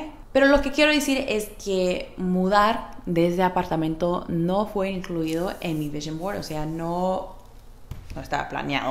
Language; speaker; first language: Spanish; early bilingual, heritage; Spanish